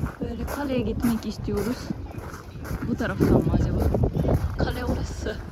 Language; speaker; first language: Turkish; non-native, fluent; Japanese